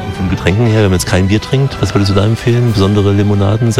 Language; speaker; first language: German; native; German